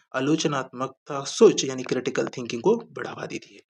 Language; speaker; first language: Hindi; non-native, local second language; Marathi